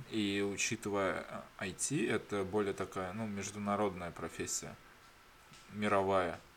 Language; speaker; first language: Russian; native; Russian